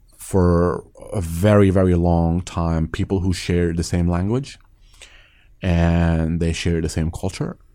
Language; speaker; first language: English; early bilingual, other home language; Persian